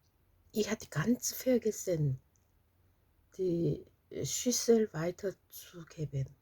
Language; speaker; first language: German; non-native, fluent; Korean